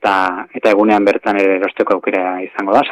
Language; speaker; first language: Basque; native; Basque